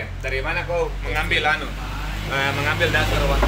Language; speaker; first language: Indonesian; native; Indonesian